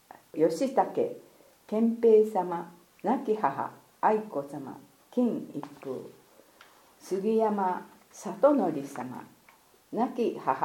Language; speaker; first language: Japanese; native; Japanese